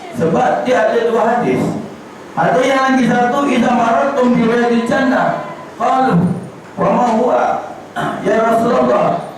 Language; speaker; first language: Malay; non-native, local second language; Javanese